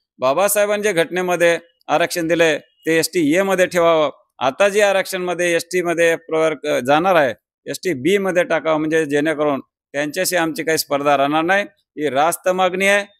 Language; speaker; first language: Marathi; non-native, local second language; Lambadi